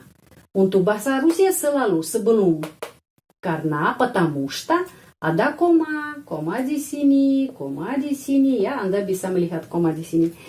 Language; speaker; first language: Indonesian; non-native, fluent; Russian